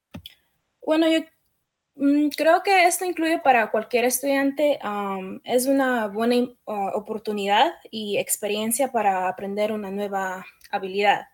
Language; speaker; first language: Spanish; early bilingual, heritage; Spanish